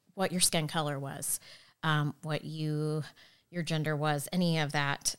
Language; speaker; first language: English; native; English